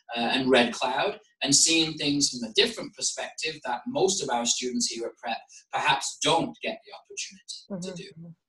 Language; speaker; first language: English; native; English